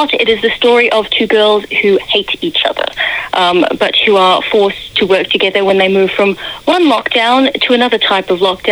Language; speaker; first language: English; native; English